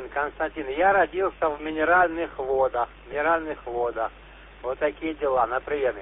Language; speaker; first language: Russian; native; Russian